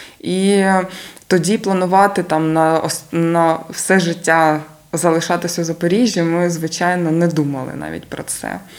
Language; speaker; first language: Ukrainian; native; Ukrainian